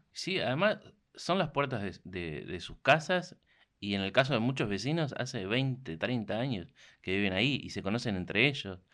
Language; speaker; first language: Spanish; native; Spanish